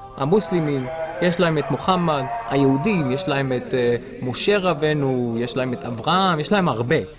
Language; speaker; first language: Hebrew; non-native, local second language; Arabic